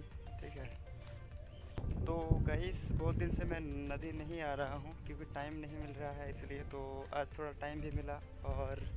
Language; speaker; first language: Hindi; non-native, local second language; Bangla